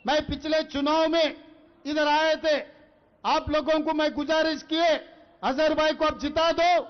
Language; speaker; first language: Hindi; non-native, local second language; Telugu